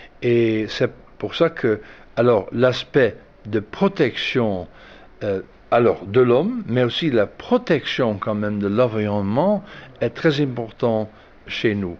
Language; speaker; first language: French; non-native, fluent; Dutch